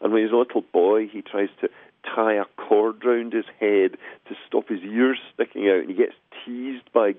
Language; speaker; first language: English; native; English